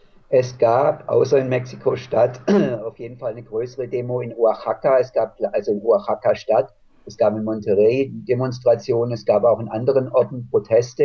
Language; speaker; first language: German; native; German